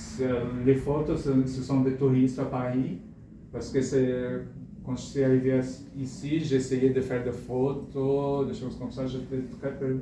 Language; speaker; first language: French; non-native, fluent; Portuguese